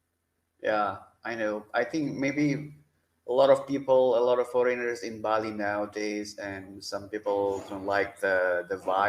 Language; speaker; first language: English; non-native, learner; Indonesian